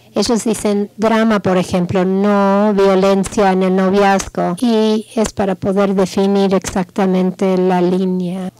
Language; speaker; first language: Spanish; non-native, fluent; English